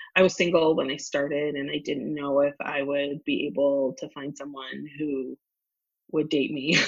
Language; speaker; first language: English; native; English